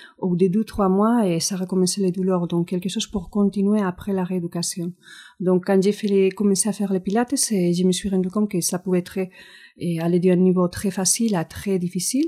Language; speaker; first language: French; non-native, fluent; Spanish